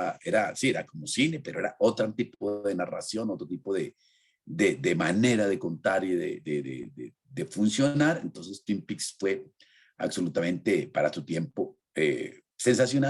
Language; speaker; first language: Spanish; native; Spanish